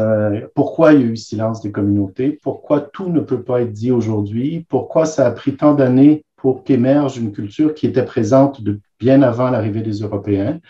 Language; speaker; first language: French; native; French